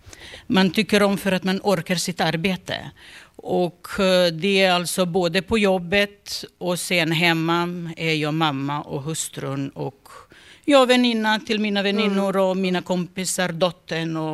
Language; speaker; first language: Swedish; non-native, fluent; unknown